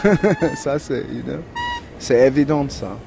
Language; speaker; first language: French; non-native, learner; English